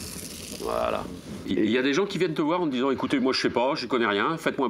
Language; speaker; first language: French; native; French